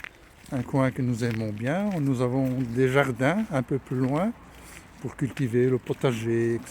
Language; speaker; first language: French; native; French